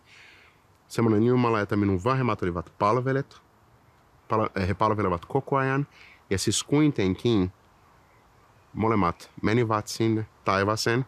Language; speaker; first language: Finnish; non-native, fluent; Portuguese